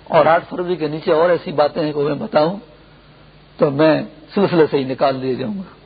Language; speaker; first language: Urdu; non-native, local second language; Pashto